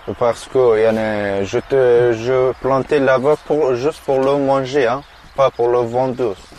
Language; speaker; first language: French; non-native, learner; Persian